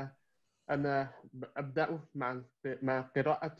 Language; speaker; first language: Arabic; non-native, learner; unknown